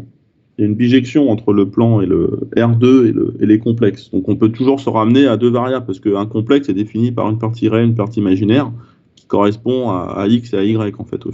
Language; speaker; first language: French; native; French